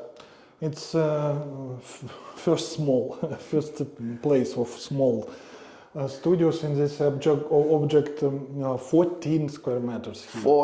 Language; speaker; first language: English; non-native, learner; Russian